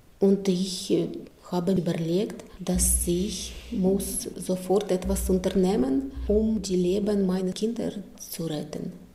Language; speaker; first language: German; non-native, learner; Russian